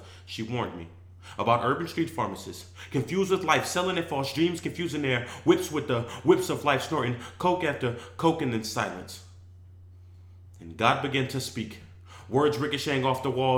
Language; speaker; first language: English; native; English